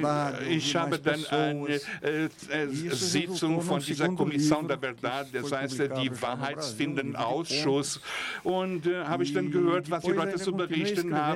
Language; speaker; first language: German; non-native, fluent; Portuguese